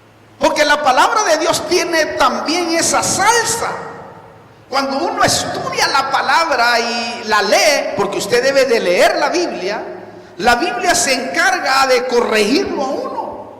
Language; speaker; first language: Spanish; native; Spanish